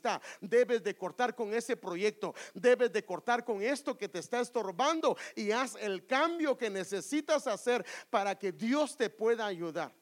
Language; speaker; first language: Spanish; native; Spanish